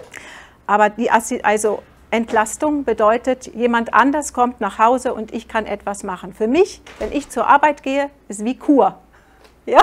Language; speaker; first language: German; non-native, fluent; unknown